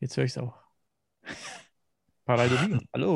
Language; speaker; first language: German; native; German